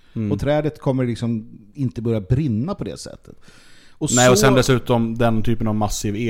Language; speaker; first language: Swedish; native; Swedish